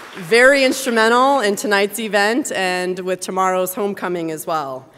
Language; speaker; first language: English; native; English